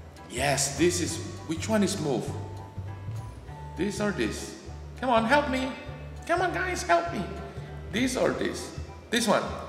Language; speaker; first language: English; non-native, fluent; Indonesian